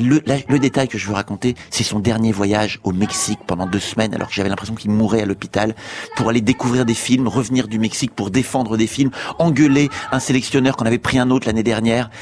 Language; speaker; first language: French; native; French